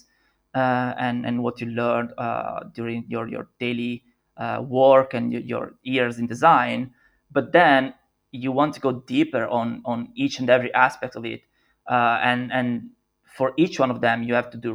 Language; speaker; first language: English; non-native, fluent; Italian